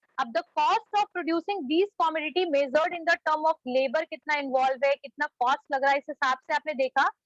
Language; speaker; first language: Hindi; native; Hindi